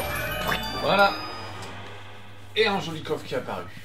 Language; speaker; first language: French; native; French